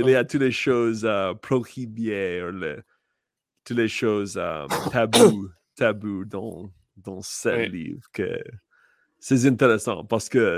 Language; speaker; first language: French; non-native, learner; English